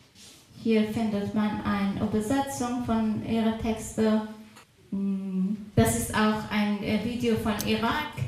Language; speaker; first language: German; non-native, fluent; Persian